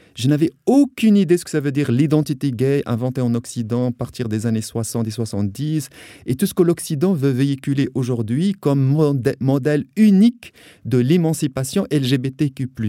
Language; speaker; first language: French; non-native, local second language; Arabic